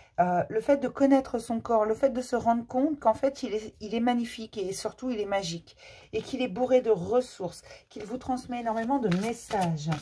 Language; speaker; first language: French; native; French